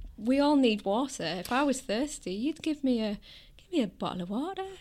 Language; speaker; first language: English; native; English